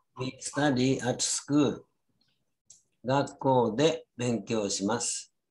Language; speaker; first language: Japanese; native; Japanese